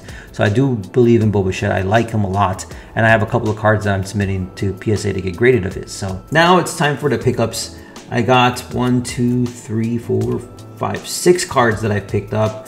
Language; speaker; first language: English; native; English